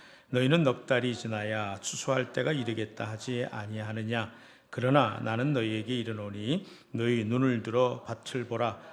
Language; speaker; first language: Korean; native; Korean